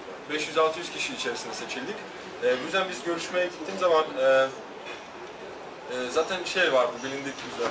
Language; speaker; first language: Turkish; non-native, fluent; Slovak